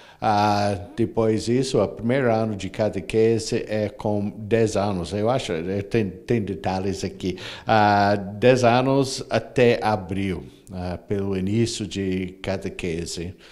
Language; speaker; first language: Portuguese; non-native, fluent; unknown